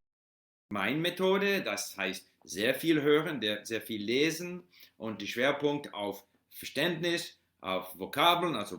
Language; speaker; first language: German; non-native, learner; English